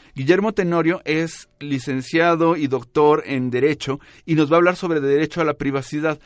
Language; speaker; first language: Spanish; native; Spanish